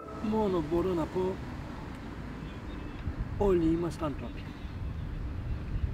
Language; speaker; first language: Greek; non-native, learner; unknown